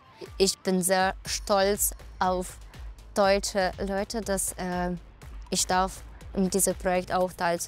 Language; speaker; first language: German; non-native, learner; Ukrainian